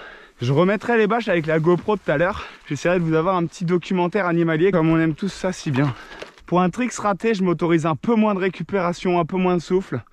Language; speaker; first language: French; native; French